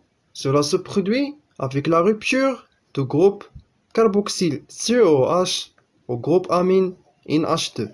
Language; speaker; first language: French; non-native, local second language; Arabic